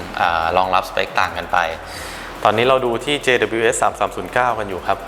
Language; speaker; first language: Thai; native; Thai